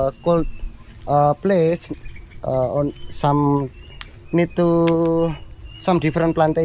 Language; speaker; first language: English; non-native, learner; Indonesian